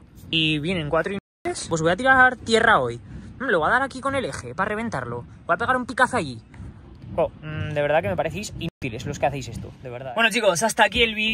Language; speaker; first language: Spanish; native; Spanish